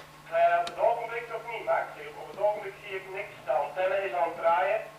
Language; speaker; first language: Dutch; native; Dutch